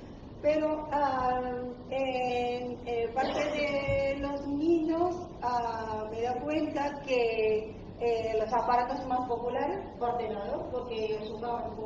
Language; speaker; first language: Spanish; non-native, learner; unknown